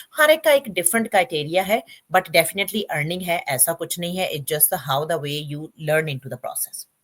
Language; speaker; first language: Hindi; non-native, local second language; Punjabi